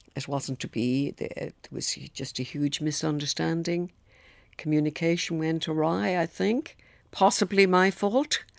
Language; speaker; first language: English; native; English